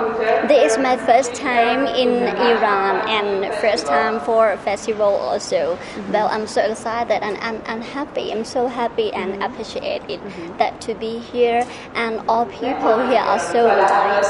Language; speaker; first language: English; non-native, learner; Thai